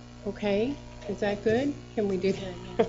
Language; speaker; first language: English; native; English